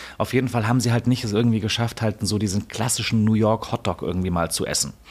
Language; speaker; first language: German; native; German